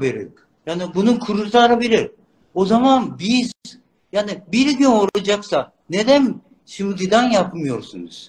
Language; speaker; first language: Turkish; non-native, learner; Japanese